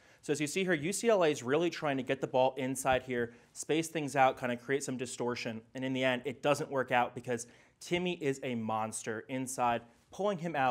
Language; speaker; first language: English; native; English